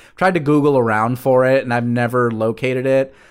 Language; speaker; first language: English; early bilingual, other home language; Spanish